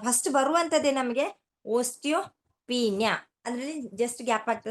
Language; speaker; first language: Kannada; native; Kannada